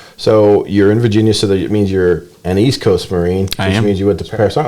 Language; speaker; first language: English; native; English